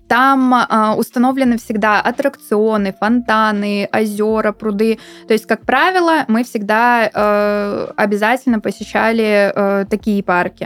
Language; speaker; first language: Russian; native; Russian